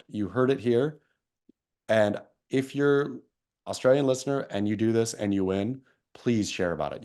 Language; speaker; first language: English; native; English